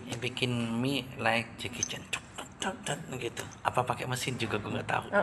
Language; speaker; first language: Indonesian; native; Indonesian